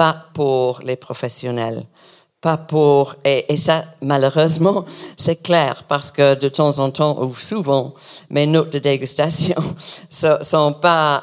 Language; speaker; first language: French; non-native, learner; English